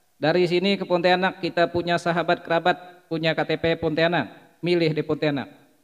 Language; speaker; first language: Indonesian; non-native, local second language; Iban